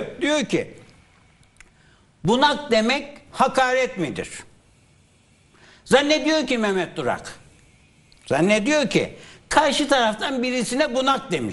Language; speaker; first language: Turkish; native; Turkish